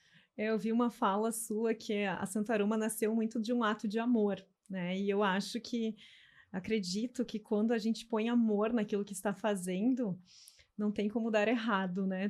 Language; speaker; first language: Portuguese; native; Portuguese